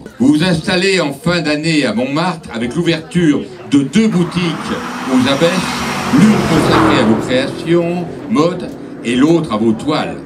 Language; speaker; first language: French; native; French